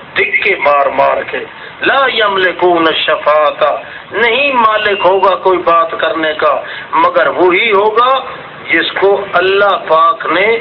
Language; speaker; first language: Urdu; non-native, local second language; Saraiki